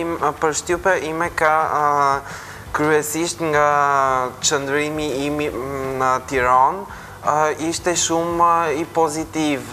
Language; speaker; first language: Albanian; non-native, fluent; Bulgarian